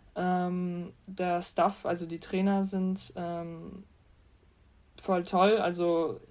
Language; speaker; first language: German; native; German